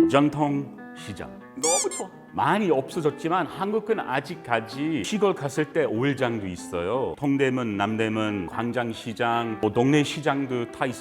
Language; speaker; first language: Korean; non-native, learner; English